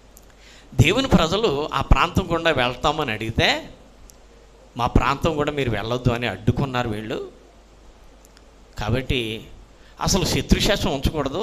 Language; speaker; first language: Telugu; native; Telugu